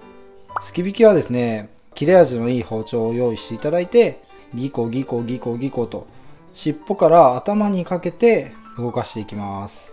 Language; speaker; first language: Japanese; native; Japanese